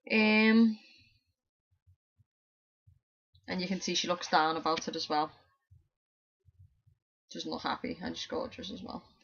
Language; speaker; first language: English; native; English